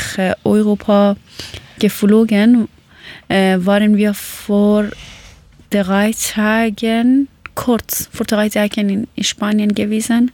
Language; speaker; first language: German; non-native, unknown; Persian